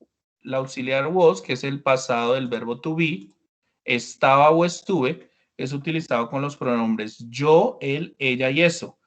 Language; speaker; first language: Spanish; non-native, fluent; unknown